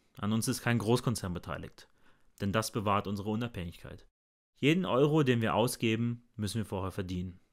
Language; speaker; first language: German; early bilingual, other home language; Bosnian